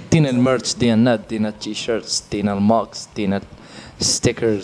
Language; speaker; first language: Arabic; native; Arabic